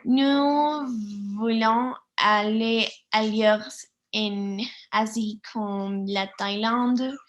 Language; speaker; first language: French; non-native, learner; Spanish